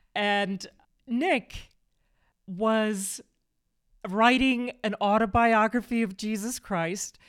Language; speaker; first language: English; early bilingual, other home language; German